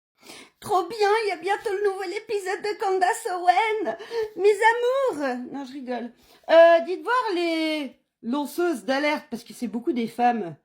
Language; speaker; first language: French; native; French